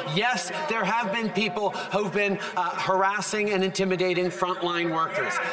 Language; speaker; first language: English; early bilingual, other home language; French